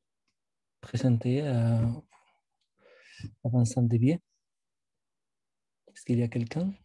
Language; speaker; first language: French; non-native, fluent; Spanish